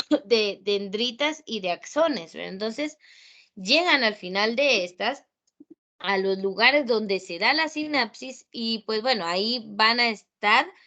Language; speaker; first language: Spanish; native; Spanish